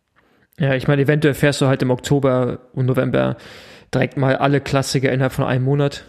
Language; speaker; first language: German; native; German